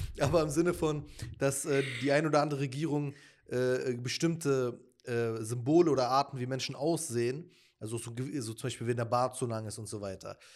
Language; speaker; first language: German; native; German